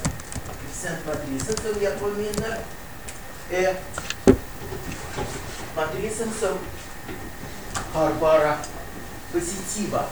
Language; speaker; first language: Swedish; non-native, fluent; Russian